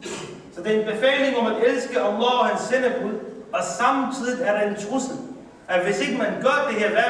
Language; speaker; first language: Danish; early bilingual, other home language; Urdu